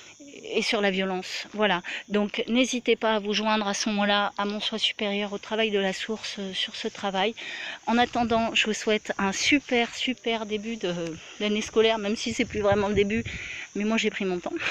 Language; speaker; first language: French; native; French